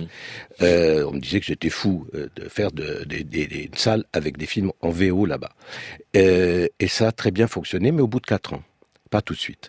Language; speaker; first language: French; early bilingual, other home language; Romanian